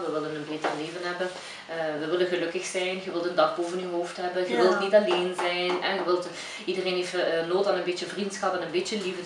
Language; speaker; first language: Dutch; early bilingual, other home language; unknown